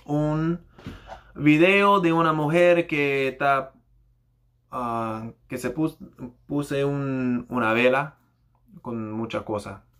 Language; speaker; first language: Spanish; non-native, learner; English